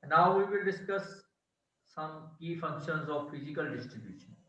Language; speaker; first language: English; non-native, local second language; Punjabi